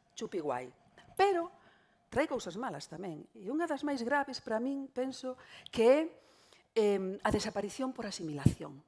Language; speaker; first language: Galician; non-native, local second language; Spanish